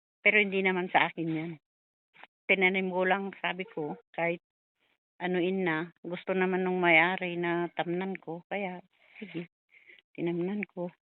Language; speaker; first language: Filipino; non-native, local second language; Iloko